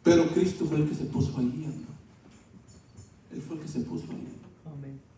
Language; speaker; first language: Spanish; native; Spanish